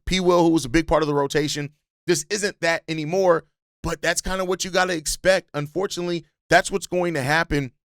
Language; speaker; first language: English; native; English